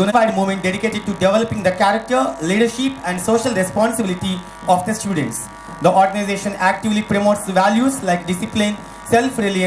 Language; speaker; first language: English; non-native, local second language; Telugu